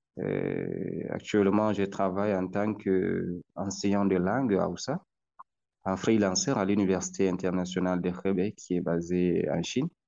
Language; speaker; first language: French; non-native, local second language; Hausa